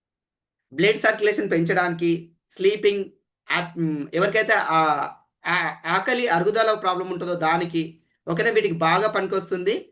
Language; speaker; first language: Telugu; native; Telugu